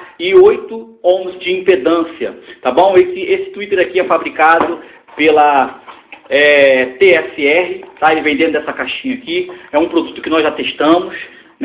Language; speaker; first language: Portuguese; native; Portuguese